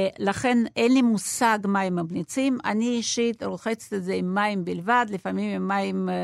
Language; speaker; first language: Hebrew; non-native, fluent; Russian